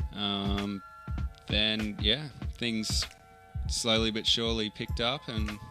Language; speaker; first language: English; native; English